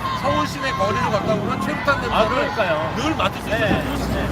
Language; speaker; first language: Korean; native; Korean